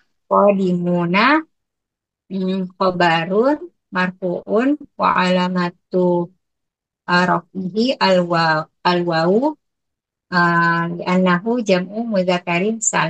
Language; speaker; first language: Arabic; non-native, learner; Indonesian